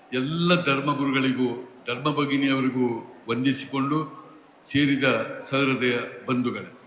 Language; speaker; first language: Kannada; non-native, local second language; Tulu